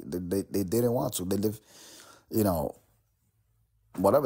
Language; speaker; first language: English; early bilingual, other home language; Spanish